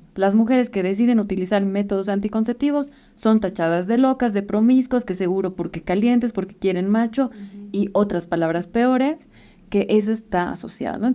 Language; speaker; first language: Spanish; native; Spanish